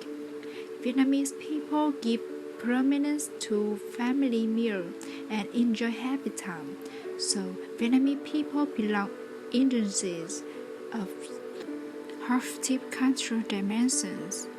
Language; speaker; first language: English; non-native, learner; Vietnamese